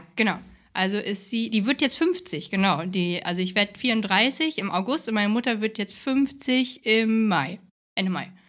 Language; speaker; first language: German; native; German